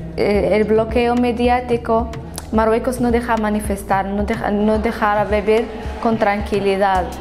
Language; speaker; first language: Spanish; non-native, fluent; Arabic